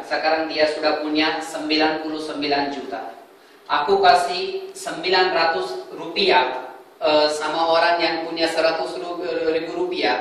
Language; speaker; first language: Indonesian; non-native, fluent; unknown